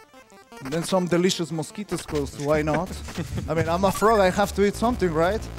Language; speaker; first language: English; non-native, fluent; Spanish